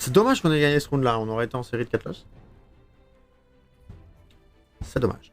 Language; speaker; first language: French; native; French